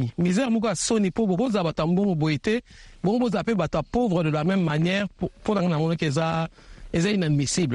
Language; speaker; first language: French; non-native, local second language; Lingala